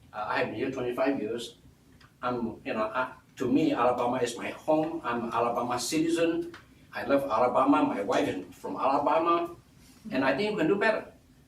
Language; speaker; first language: English; non-native, local second language; Min Nan Chinese